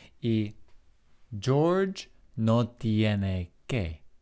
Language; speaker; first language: Spanish; non-native, fluent; English